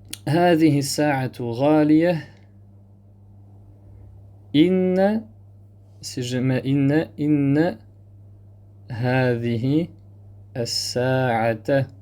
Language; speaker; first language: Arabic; non-native, fluent; French